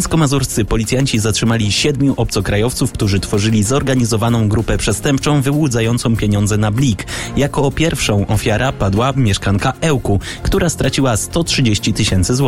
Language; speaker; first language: Polish; native; Polish